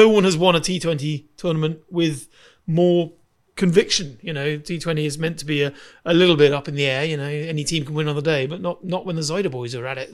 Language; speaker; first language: English; native; English